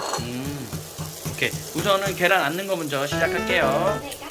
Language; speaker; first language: Korean; native; Korean